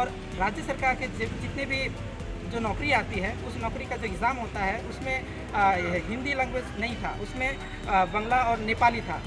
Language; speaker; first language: Hindi; non-native, local second language; Sadri